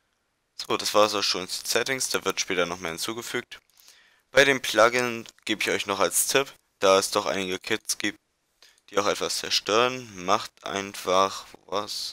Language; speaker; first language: German; native; German